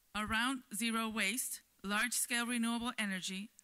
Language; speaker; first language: English; native; English